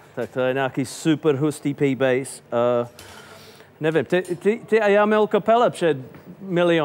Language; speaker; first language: Czech; non-native, fluent; English